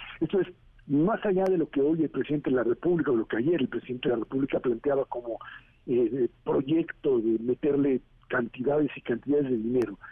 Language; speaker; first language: Spanish; native; Spanish